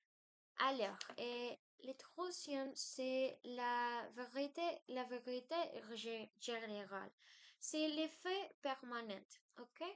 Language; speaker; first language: French; non-native, learner; Spanish